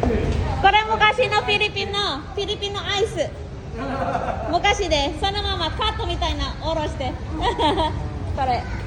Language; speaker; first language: Japanese; non-native, fluent; Filipino